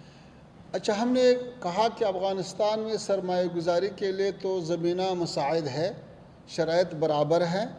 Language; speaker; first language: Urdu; non-native, fluent; Pashto